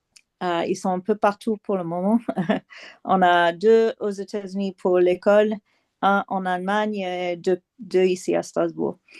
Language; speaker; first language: French; non-native, fluent; English